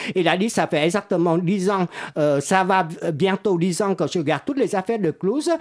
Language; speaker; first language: French; non-native, fluent; Vietnamese